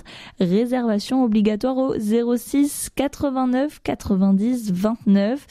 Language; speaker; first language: French; native; French